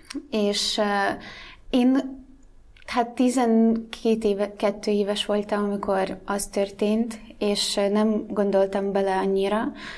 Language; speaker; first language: Hungarian; non-native, fluent; Ukrainian